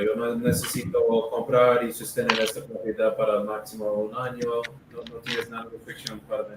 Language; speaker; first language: Spanish; non-native, learner; English